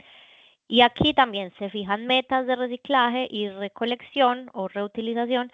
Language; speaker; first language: Spanish; native; Spanish